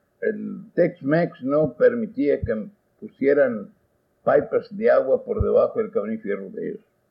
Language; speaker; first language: Spanish; early bilingual, heritage; Spanish